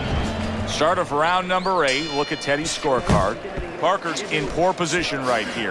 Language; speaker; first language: English; native; English